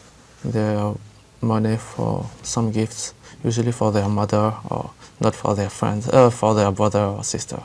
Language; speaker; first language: English; non-native, learner; French